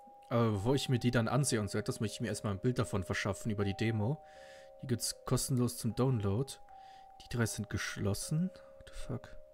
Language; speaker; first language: German; native; German